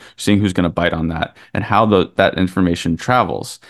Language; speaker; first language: English; native; English